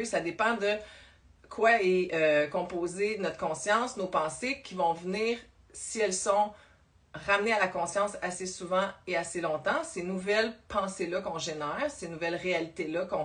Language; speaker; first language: French; native; French